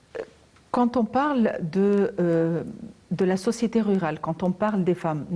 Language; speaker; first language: French; non-native, fluent; Arabic